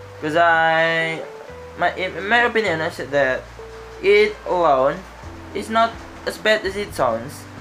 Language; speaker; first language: English; non-native, learner; Indonesian